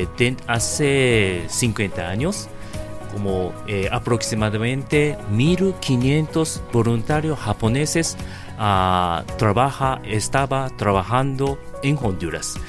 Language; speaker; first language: Spanish; non-native, learner; Japanese